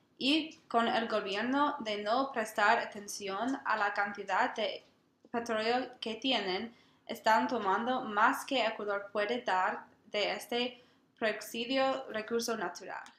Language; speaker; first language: Spanish; non-native, learner; English